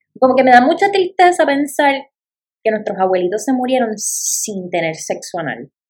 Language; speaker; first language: Spanish; native; Spanish